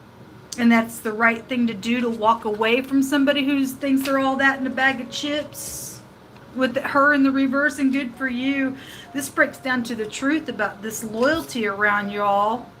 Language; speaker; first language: English; native; English